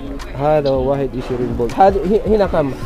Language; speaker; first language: Arabic; non-native, learner; Filipino